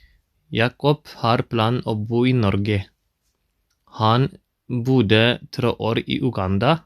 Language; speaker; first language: Norwegian; non-native, learner; Tigrinya